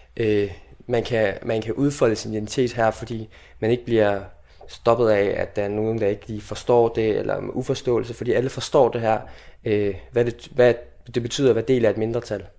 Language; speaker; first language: Danish; native; Danish